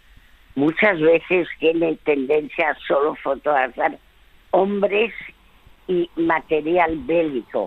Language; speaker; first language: Spanish; early bilingual, other home language; French